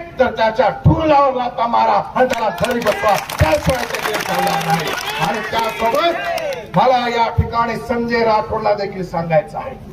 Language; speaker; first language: Marathi; non-native, local second language; Lambadi